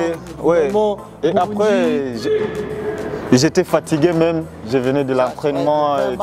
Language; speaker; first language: French; non-native, local second language; Rundi